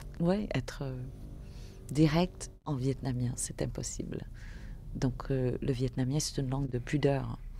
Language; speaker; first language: French; early bilingual, other home language; Vietnamese